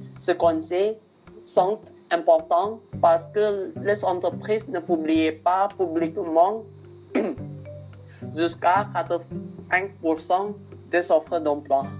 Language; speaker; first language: French; non-native, learner; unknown